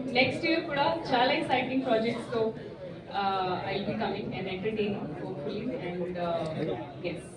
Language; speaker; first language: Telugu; non-native, learner; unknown